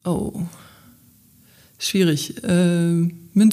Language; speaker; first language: German; native; German